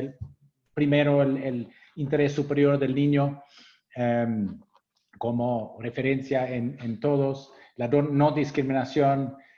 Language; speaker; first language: Spanish; non-native, fluent; English